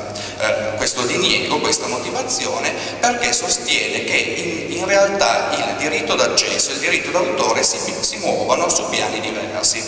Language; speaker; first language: Italian; native; Italian